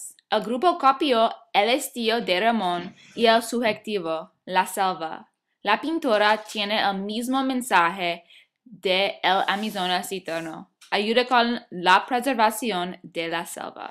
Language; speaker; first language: Spanish; non-native, learner; English